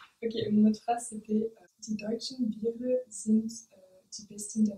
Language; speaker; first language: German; non-native, fluent; French